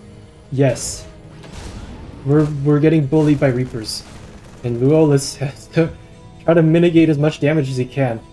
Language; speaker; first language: English; native; English